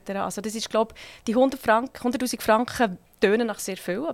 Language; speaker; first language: German; native; German